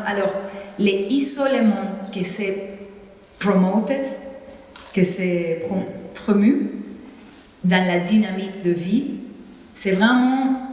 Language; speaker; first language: French; non-native, fluent; Spanish